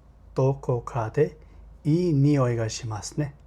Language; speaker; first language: Japanese; non-native, fluent; Mongolian